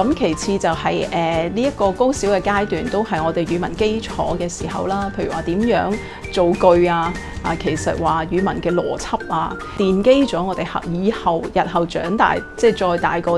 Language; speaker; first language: Cantonese; native; Cantonese